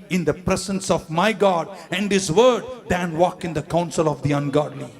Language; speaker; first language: English; non-native, local second language; Tamil